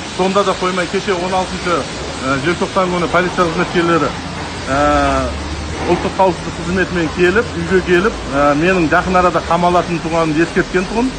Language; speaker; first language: Kazakh; native; Kazakh